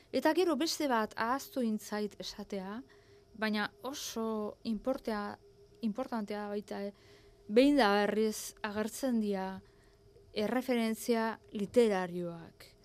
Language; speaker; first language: Basque; native; Basque